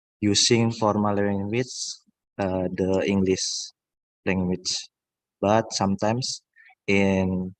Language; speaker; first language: English; non-native, learner; Indonesian